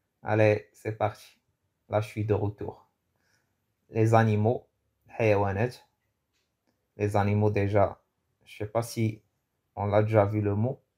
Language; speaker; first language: French; early bilingual, other home language; Arabic